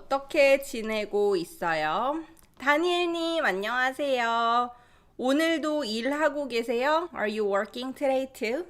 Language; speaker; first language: Korean; native; Korean